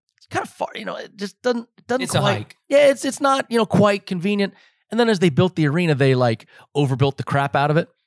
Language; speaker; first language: English; native; English